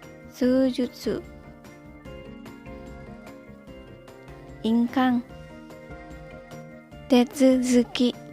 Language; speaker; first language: Japanese; non-native, learner; Indonesian